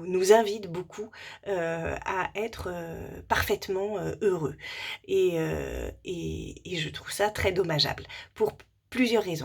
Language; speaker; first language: French; native; French